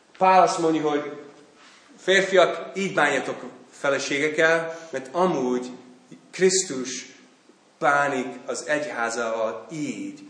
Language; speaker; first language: Hungarian; non-native, fluent; English